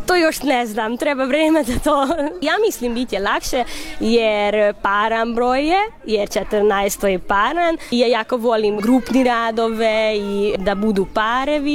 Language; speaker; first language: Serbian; non-native, local second language; Hungarian